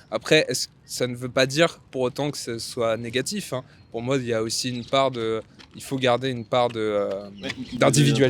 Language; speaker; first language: French; native; French